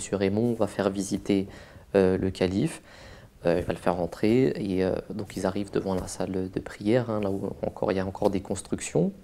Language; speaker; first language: French; native; French